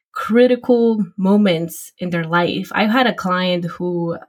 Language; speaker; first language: English; non-native, fluent; Polish